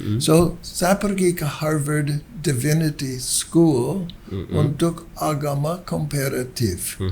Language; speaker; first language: Indonesian; non-native, learner; English